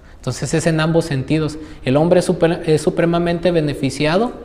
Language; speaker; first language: Spanish; native; Spanish